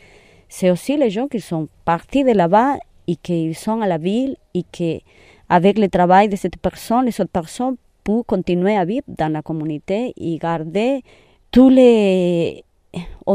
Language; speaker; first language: French; non-native, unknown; Spanish